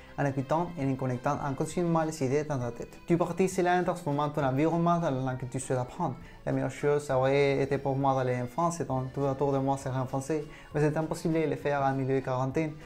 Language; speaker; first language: French; non-native, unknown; Spanish